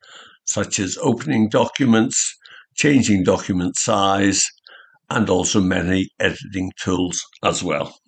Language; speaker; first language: English; native; English